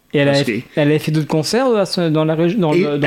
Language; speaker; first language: French; native; French